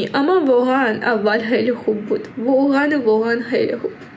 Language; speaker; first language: Persian; early bilingual, heritage; Persian